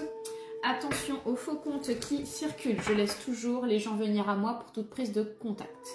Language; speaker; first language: French; native; French